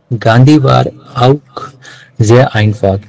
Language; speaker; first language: German; non-native, learner; Marathi